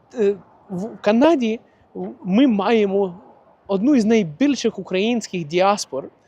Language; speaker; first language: Ukrainian; non-native, local second language; Russian